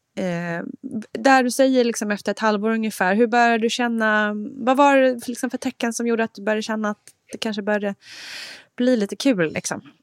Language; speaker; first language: Swedish; native; Swedish